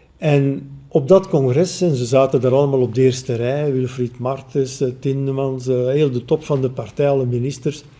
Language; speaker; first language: Dutch; native; Dutch